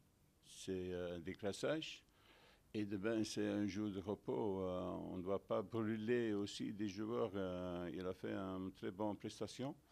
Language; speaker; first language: French; non-native, fluent; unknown